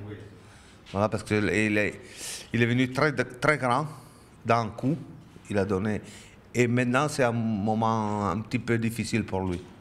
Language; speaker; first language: French; non-native, learner; Italian